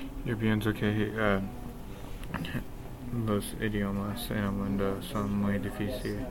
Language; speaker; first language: Spanish; non-native, learner; English